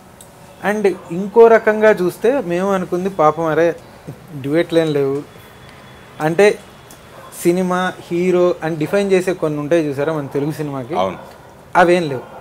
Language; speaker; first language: Telugu; native; Telugu